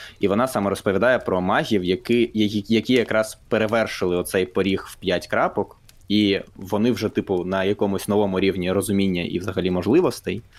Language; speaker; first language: Ukrainian; non-native, local second language; Russian